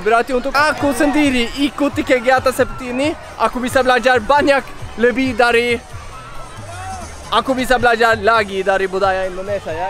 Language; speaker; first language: Indonesian; non-native, fluent; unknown